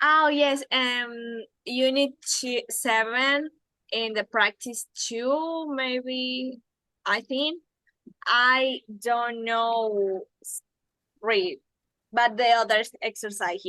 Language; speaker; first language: English; non-native, learner; Spanish